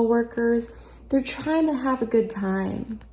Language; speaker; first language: English; native; English